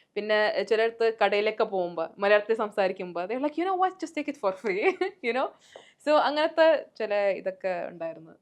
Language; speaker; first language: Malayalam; non-native, fluent; Arabic